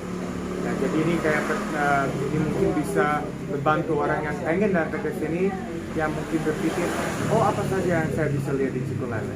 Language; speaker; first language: Indonesian; non-native, fluent; Serbian